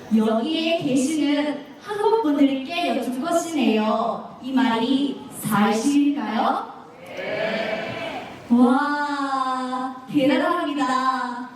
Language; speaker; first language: Korean; non-native, fluent; Lao